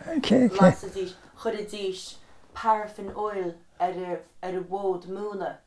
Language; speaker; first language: Irish; native; Irish